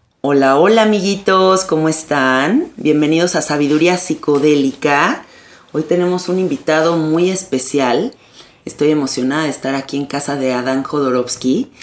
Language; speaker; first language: Spanish; native; Spanish